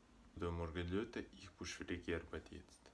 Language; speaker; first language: German; non-native, learner; Russian